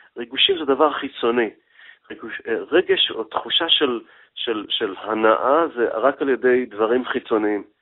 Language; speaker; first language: Hebrew; native; Hebrew